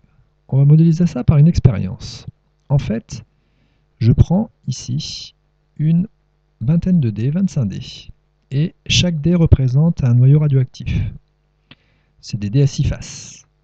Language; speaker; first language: French; native; French